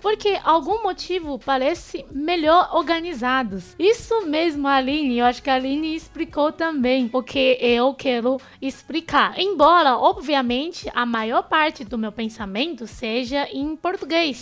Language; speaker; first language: Portuguese; non-native, fluent; Chinese